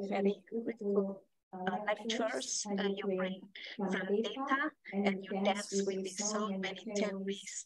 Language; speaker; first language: English; non-native, fluent; Indonesian